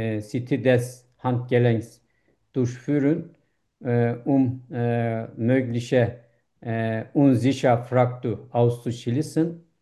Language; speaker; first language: German; non-native, learner; Turkish